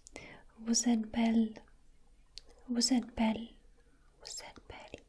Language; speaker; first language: French; non-native, learner; Russian